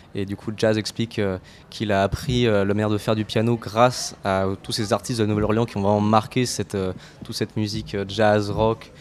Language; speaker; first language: French; native; French